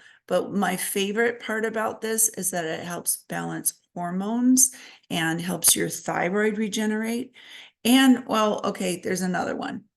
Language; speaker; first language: English; native; English